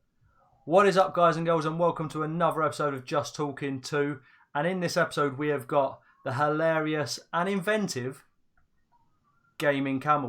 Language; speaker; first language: English; native; English